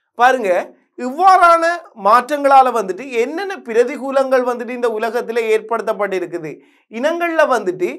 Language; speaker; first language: Tamil; native; Tamil